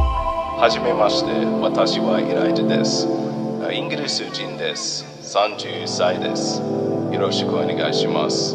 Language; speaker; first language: Japanese; non-native, learner; English